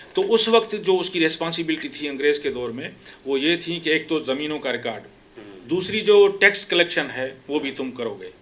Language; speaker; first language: Urdu; non-native, local second language; Sindhi